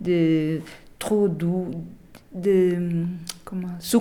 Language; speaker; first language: French; non-native, learner; Portuguese